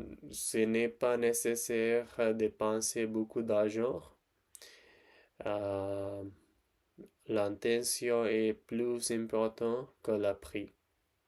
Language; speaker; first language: French; non-native, learner; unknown